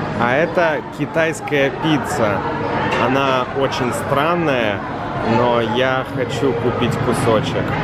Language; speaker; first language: Russian; native; Russian